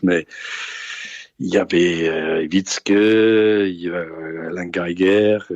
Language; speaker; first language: French; non-native, fluent; Danish